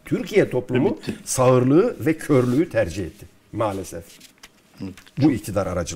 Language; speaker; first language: Turkish; native; Turkish